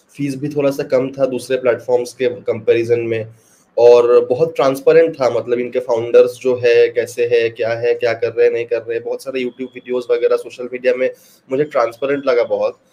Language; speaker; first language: Hindi; non-native, local second language; Bangla